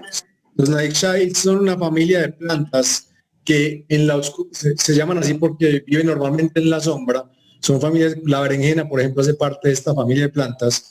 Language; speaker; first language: Spanish; native; Spanish